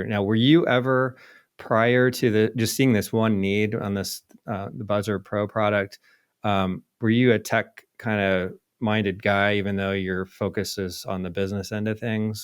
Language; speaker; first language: English; native; English